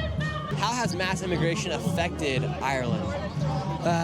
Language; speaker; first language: English; native; English